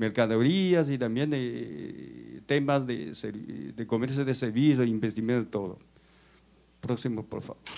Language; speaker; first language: Spanish; non-native, fluent; Chinese